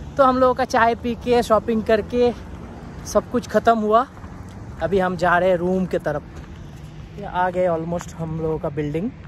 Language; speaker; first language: Hindi; native; Hindi